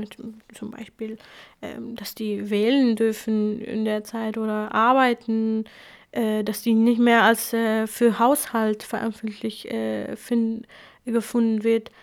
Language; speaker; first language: German; non-native, fluent; Kurdish